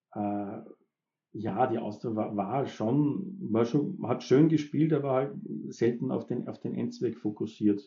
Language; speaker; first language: German; native; German